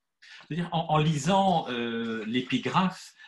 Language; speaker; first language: French; native; French